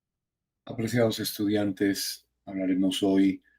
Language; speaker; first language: Spanish; native; Spanish